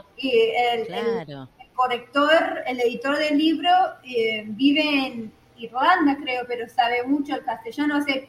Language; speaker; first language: Spanish; non-native, fluent; English